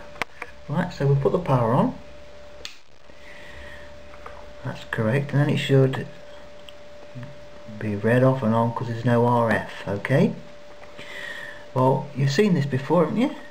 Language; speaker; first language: English; native; English